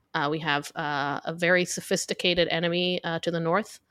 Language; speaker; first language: English; early bilingual, other home language; Hebrew